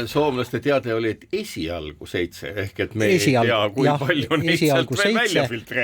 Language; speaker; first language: Estonian; native; Estonian